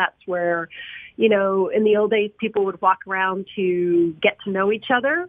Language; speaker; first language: English; early bilingual, other home language; Spanish